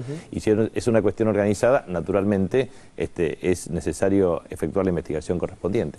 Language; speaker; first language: Spanish; native; Spanish